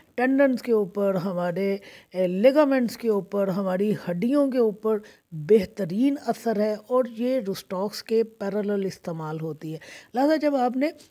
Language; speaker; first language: Urdu; native; Urdu